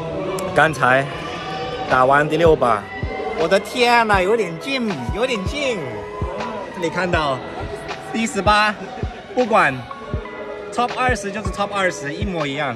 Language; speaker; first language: Chinese; early bilingual, heritage; English